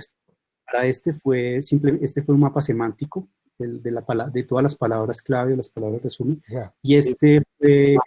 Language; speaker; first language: Spanish; native; Spanish